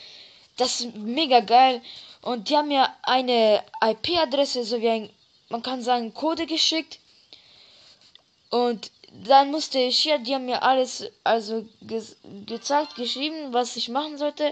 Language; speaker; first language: German; early bilingual, other home language; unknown